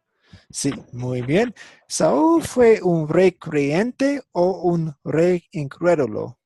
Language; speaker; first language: Spanish; non-native, fluent; English